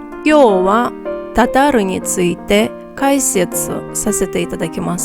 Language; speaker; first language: Japanese; non-native, fluent; Tatar